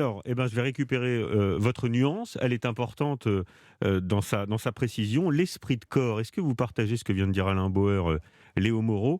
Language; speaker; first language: French; native; French